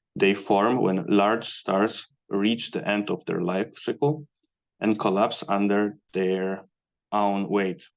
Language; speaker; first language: English; non-native, fluent; Polish